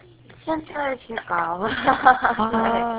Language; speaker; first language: Chinese; non-native, learner; Korean